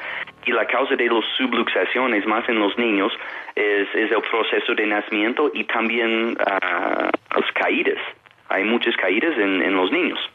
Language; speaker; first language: Spanish; non-native, fluent; English